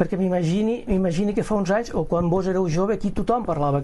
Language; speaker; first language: Catalan; native; Catalan